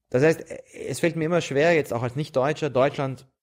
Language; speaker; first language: German; native; German